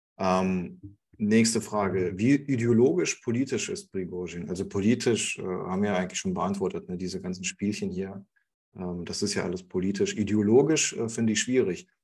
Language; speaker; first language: German; non-native, fluent; Russian